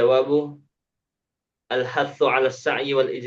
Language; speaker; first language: Arabic; non-native, learner; Indonesian